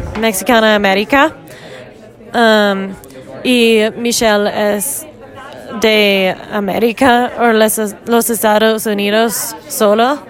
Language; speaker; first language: Spanish; non-native, learner; English